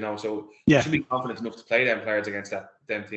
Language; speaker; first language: English; native; English